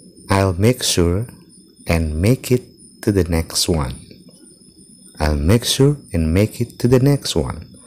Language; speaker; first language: English; non-native, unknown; Indonesian